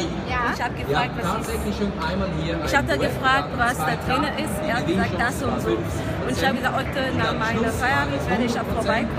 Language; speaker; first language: German; non-native, learner; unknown